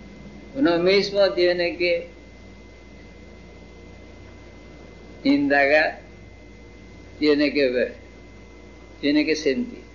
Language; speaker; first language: Spanish; non-native, fluent; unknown